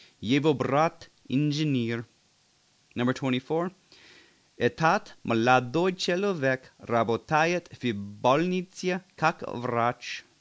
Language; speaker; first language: Russian; non-native, learner; English